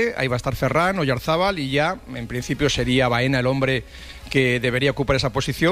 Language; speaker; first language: Spanish; native; Spanish